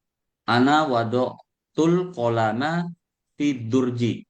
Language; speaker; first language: Arabic; non-native, learner; Indonesian